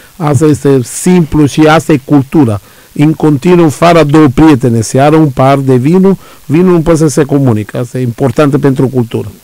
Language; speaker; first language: Romanian; non-native, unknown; Italian